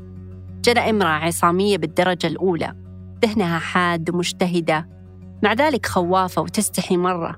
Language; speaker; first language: Arabic; native; Arabic